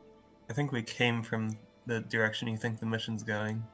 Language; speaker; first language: English; native; English